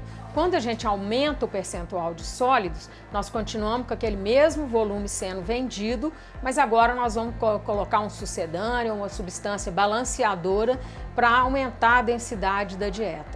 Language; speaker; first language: Portuguese; native; Portuguese